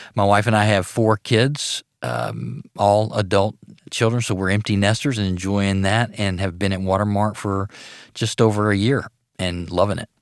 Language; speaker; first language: English; native; English